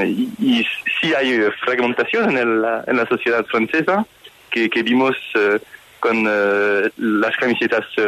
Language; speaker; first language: Spanish; non-native, fluent; French